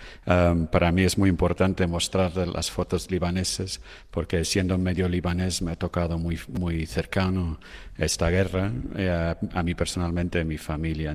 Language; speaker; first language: Spanish; non-native, fluent; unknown